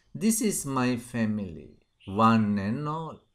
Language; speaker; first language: English; non-native, local second language; Sinhala